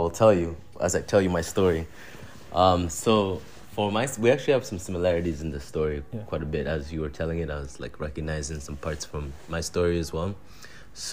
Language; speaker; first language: English; non-native, local second language; Swahili